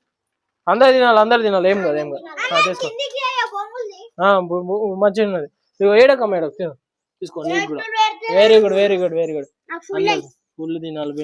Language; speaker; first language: Telugu; native; Telugu